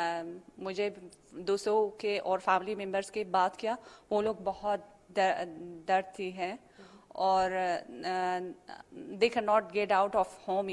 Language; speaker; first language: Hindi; non-native, learner; Persian